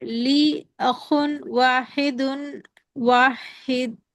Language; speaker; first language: Arabic; non-native, learner; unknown